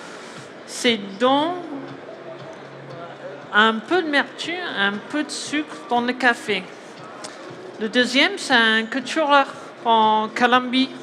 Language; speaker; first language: French; non-native, learner; English